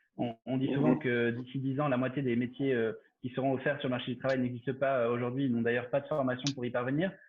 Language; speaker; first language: French; native; French